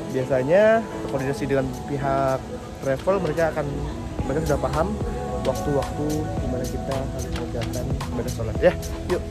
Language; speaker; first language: Indonesian; native; Indonesian